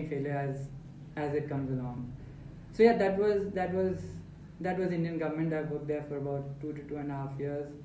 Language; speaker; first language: English; non-native, local second language; Hindi